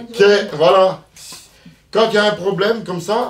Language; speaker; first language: French; native; French